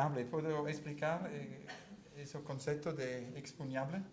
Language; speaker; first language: Spanish; non-native, learner; Italian